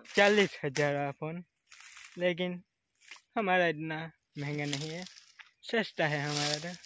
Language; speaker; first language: Hindi; non-native, local second language; Gujarati